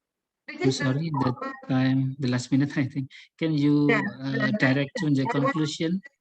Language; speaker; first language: English; non-native, learner; Indonesian